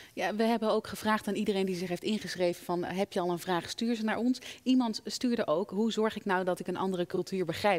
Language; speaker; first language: Dutch; native; Dutch